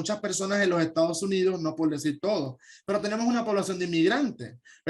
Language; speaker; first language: Spanish; native; Spanish